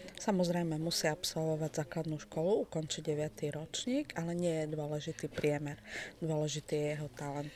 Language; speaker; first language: Slovak; non-native, local second language; Romany